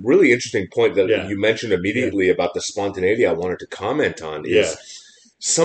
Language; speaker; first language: English; native; English